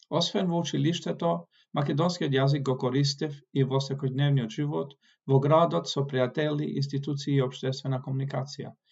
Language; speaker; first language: Macedonian; non-native, local second language; Albanian